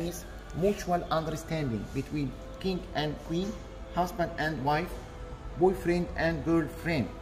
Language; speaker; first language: English; non-native, learner; Arabic